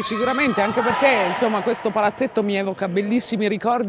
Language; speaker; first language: Italian; native; Italian